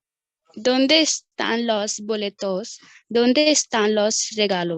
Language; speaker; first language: Spanish; non-native, learner; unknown